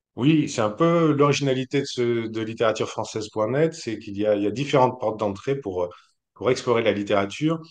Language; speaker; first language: French; native; French